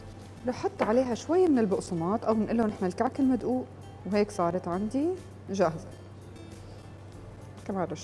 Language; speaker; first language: Arabic; native; Arabic